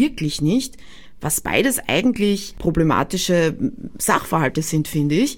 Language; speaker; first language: German; native; German